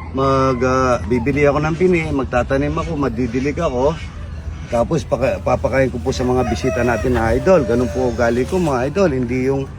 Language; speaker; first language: Filipino; native; Filipino